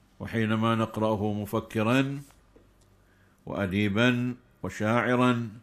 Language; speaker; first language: Arabic; native; Arabic